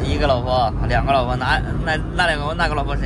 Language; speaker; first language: Chinese; native; Chinese